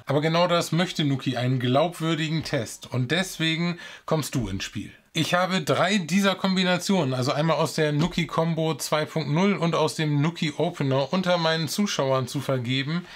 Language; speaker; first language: German; native; German